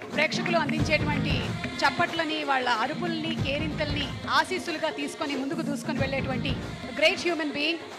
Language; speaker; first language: Telugu; native; Telugu